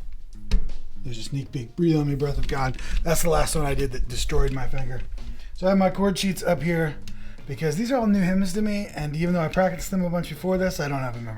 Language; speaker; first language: English; native; English